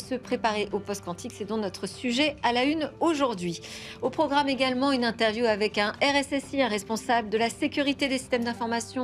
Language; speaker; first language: French; native; French